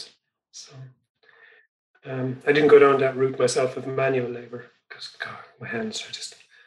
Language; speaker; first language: English; native; English